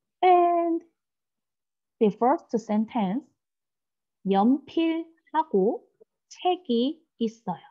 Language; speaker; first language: English; non-native, learner; Korean